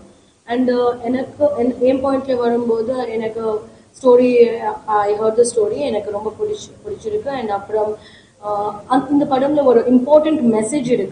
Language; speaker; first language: Tamil; non-native, learner; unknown